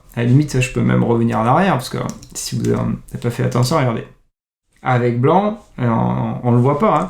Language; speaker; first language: French; native; French